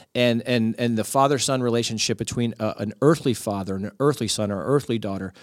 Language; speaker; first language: English; native; English